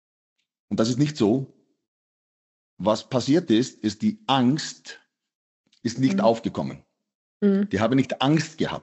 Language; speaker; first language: German; non-native, fluent; Icelandic